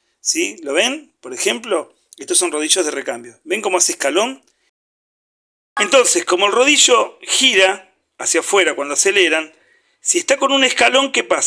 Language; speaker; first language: Spanish; native; Spanish